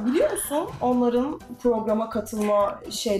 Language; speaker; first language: Turkish; native; Turkish